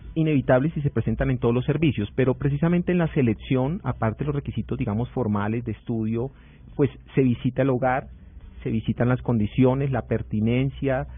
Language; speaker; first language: Spanish; native; Spanish